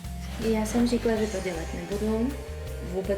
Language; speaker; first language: Czech; non-native, fluent; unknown